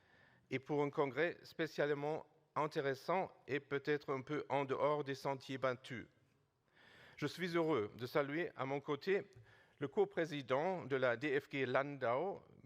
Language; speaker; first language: French; non-native, fluent; German